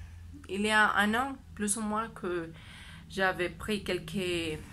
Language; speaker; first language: French; non-native, learner; Spanish